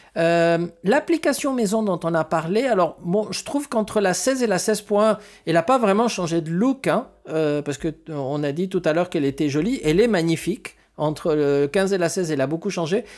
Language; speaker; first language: French; non-native, fluent; Spanish